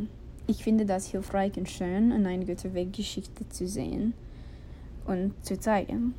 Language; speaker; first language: German; non-native, learner; English